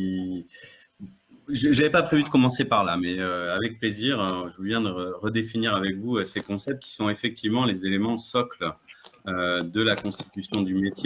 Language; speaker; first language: French; native; French